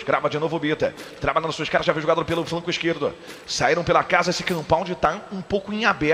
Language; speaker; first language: Portuguese; native; Portuguese